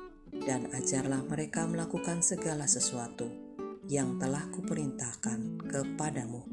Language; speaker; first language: Indonesian; native; Indonesian